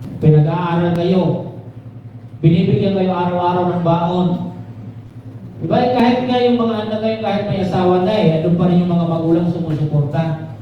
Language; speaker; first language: Filipino; non-native, local second language; Bikol